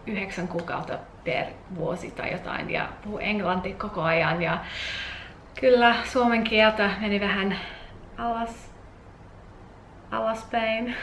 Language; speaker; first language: Finnish; non-native, learner; English